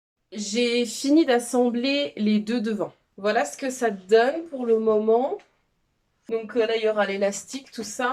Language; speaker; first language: French; native; French